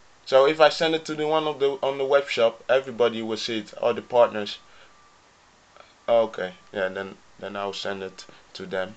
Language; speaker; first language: English; non-native, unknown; Dutch